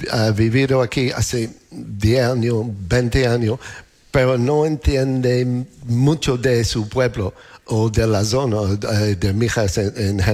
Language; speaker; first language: Spanish; non-native, learner; English